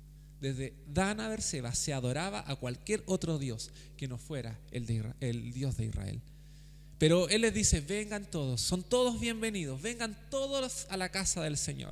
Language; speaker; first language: Spanish; native; Spanish